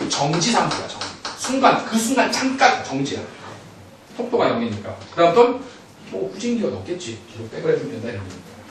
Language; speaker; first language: Korean; native; Korean